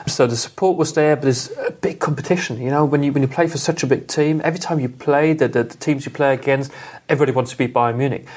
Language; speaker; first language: English; non-native, fluent; German